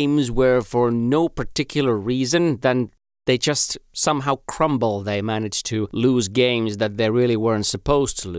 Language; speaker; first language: English; non-native, fluent; Finnish